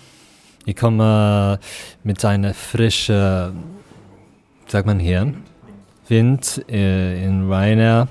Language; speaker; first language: German; non-native, fluent; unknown